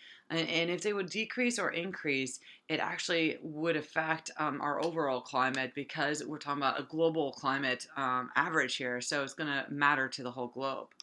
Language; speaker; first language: English; native; English